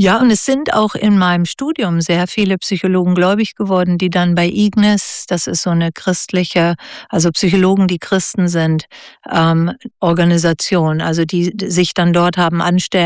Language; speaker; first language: German; native; German